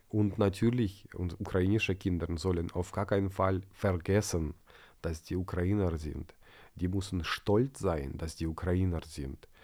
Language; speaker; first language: German; non-native, fluent; Ukrainian